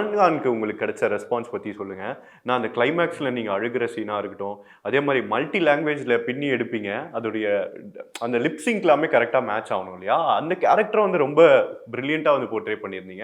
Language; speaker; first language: Tamil; native; Tamil